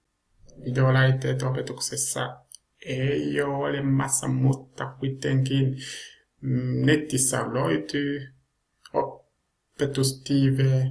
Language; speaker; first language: Finnish; non-native, learner; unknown